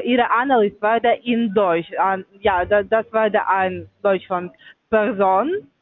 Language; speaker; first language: German; non-native, learner; Russian